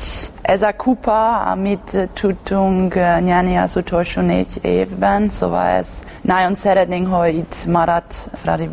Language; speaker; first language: Hungarian; non-native, learner; Slovenian